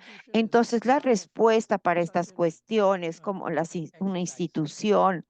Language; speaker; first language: Spanish; non-native, fluent; Portuguese